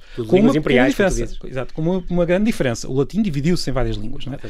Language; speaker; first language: Portuguese; native; Portuguese